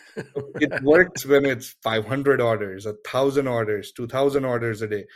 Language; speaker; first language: English; non-native, local second language; Gujarati